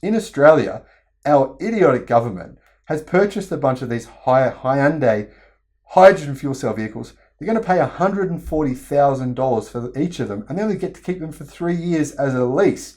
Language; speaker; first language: English; native; English